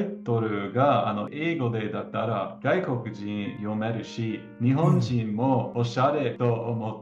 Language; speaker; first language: Japanese; non-native, learner; English